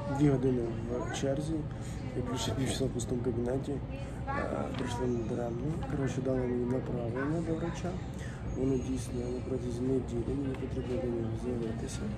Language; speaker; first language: Ukrainian; non-native, local second language; Russian